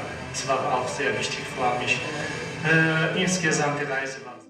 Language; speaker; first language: German; non-native, learner; Persian